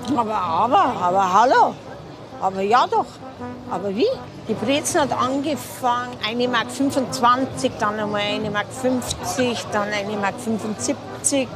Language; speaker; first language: German; native; German